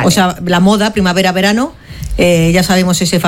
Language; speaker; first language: Spanish; native; Spanish